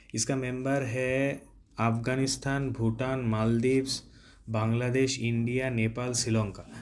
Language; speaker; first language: Hindi; non-native, local second language; Bangla